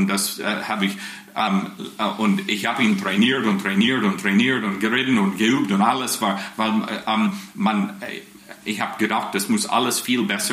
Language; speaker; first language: German; non-native, fluent; English